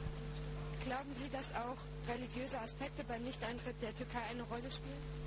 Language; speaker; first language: German; native; German